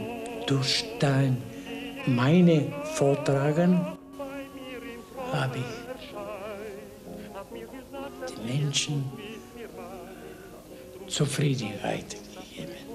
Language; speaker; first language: German; non-native, learner; Bulgarian